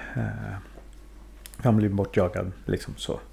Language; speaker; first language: Swedish; early bilingual, other home language; Thai